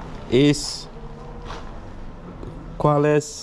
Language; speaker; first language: Spanish; non-native, learner; English